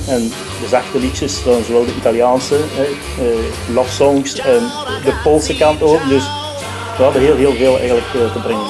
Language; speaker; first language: Dutch; early bilingual, other home language; Italian